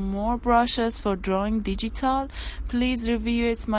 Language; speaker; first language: English; non-native, learner; Persian